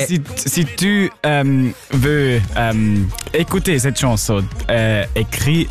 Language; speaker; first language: French; non-native, learner; German